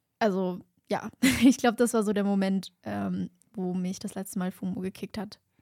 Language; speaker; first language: German; native; German